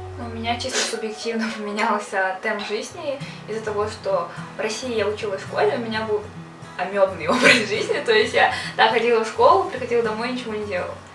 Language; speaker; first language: Russian; native; Russian